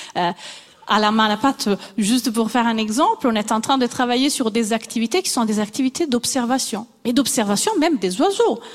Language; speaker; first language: French; non-native, fluent; Italian